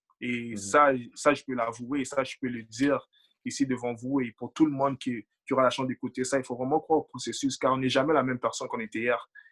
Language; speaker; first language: French; early bilingual, other home language; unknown